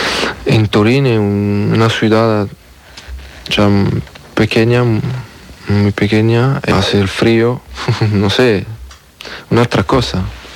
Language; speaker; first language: Spanish; non-native, learner; French